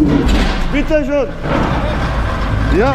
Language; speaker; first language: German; non-native, learner; Turkish